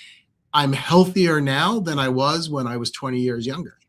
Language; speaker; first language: English; native; English